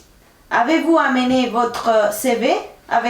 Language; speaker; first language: French; non-native, fluent; Spanish